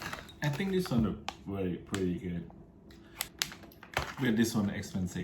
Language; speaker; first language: English; non-native, learner; Thai